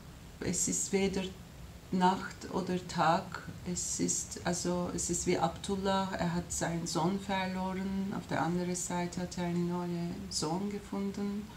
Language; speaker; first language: German; non-native, fluent; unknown